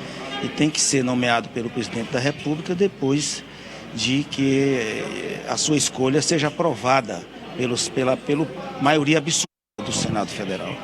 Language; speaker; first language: Portuguese; native; Portuguese